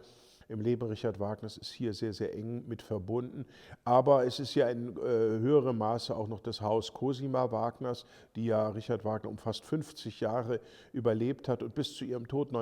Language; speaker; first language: German; native; German